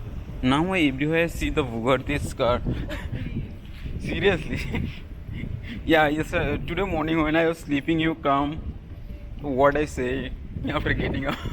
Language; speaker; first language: English; non-native, learner; Bangla